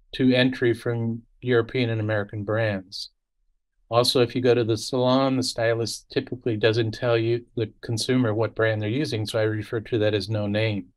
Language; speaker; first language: English; native; English